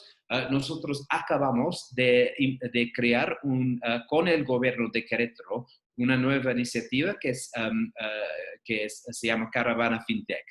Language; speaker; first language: Spanish; non-native, fluent; English